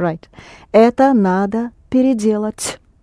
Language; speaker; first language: Russian; non-native, fluent; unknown